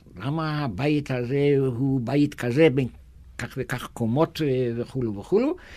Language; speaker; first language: Hebrew; non-native, fluent; German